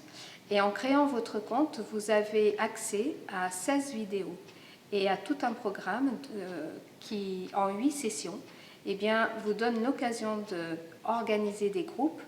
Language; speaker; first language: French; native; French